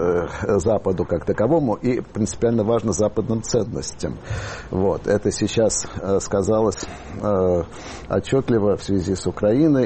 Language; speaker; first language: Russian; native; Russian